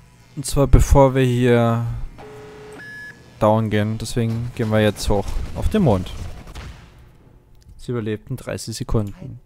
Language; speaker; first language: German; native; German